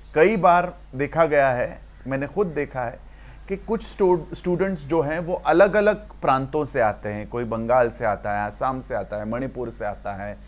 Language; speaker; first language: Hindi; non-native, local second language; Marathi